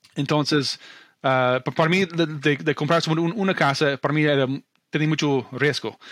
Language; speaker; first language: Spanish; non-native, fluent; English